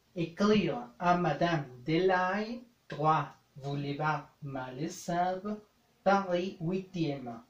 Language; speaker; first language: French; non-native, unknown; Spanish